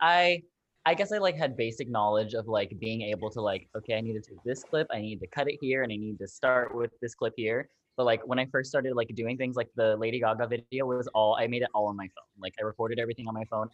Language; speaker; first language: English; native; English